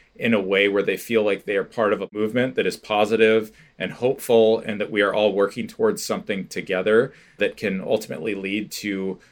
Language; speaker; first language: English; native; English